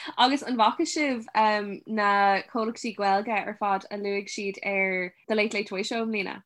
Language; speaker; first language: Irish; non-native, local second language; English